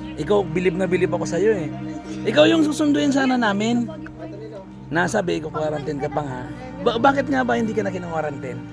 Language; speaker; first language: Filipino; non-native, local second language; Bikol